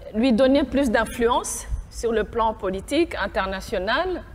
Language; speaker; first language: French; non-native, local second language; Kinyarwanda